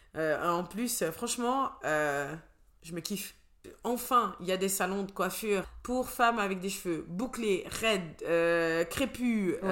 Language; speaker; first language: French; early bilingual, other home language; Portuguese